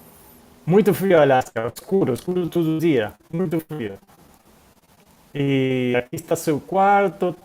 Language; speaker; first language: Portuguese; non-native, fluent; Spanish